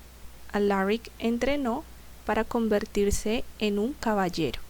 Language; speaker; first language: Spanish; native; Spanish